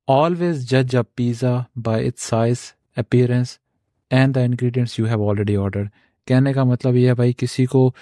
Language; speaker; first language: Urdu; native; Urdu